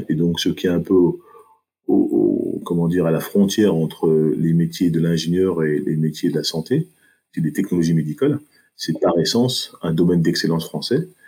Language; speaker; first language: French; early bilingual, other home language; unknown